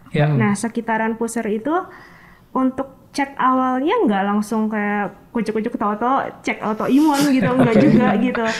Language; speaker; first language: Indonesian; native; Indonesian